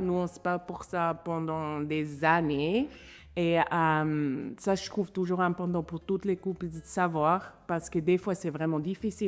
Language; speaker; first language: French; non-native, fluent; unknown